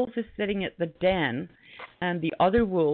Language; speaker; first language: English; native; English